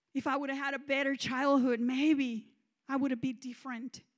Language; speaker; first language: English; non-native, fluent; Spanish